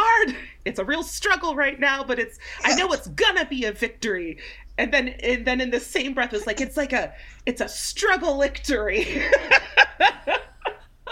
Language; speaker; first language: English; native; English